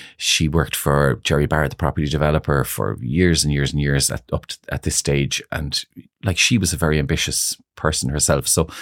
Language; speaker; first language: English; native; English